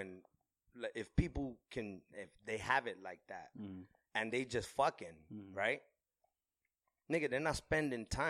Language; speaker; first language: English; native; English